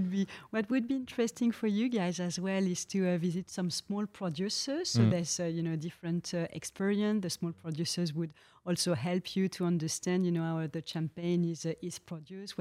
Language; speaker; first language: English; non-native, fluent; French